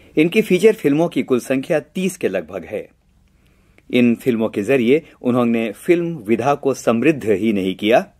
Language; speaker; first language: Hindi; native; Hindi